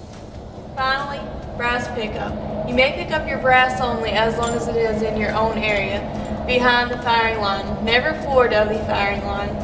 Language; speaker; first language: English; native; English